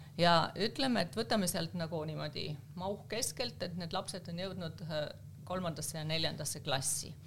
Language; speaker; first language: Estonian; native; Estonian